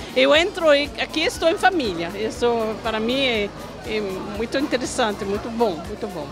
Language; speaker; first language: Portuguese; non-native, fluent; French